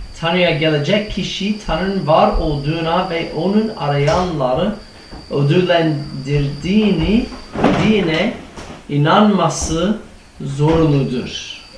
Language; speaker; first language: Turkish; non-native, fluent; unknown